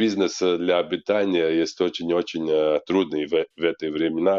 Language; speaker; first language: Russian; non-native, local second language; Latvian